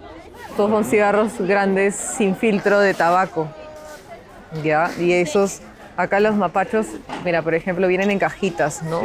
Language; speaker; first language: Spanish; native; Spanish